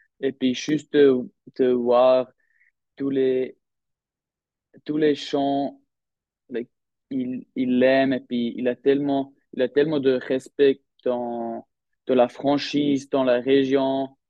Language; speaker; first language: French; non-native, local second language; German